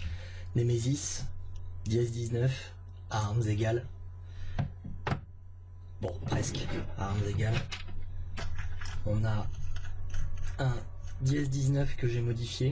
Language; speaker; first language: French; native; French